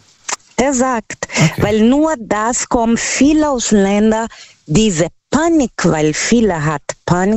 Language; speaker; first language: German; non-native, learner; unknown